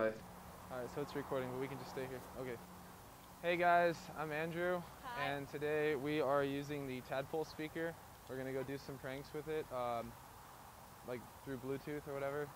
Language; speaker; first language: English; native; English